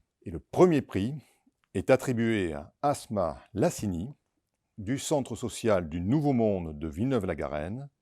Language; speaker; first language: French; native; French